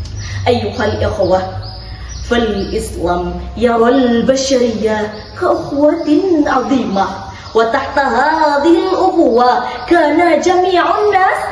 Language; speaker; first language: Arabic; non-native, learner; Indonesian